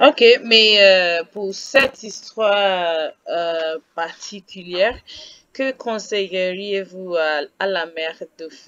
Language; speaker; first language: French; non-native, fluent; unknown